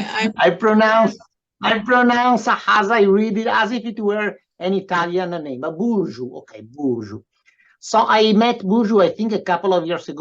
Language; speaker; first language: English; non-native, fluent; Italian